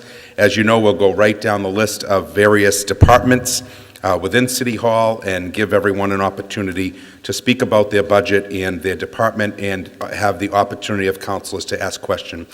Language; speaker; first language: English; native; English